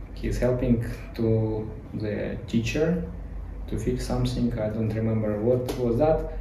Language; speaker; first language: English; non-native, learner; Ukrainian